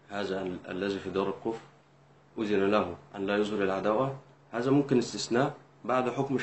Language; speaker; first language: Arabic; native; Arabic